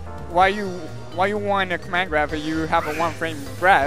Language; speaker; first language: English; non-native, learner; Spanish